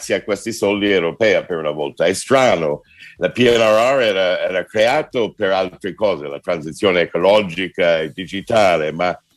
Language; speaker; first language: Italian; non-native, fluent; English